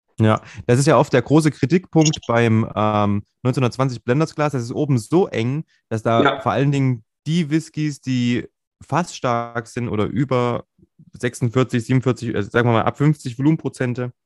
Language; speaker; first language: German; native; German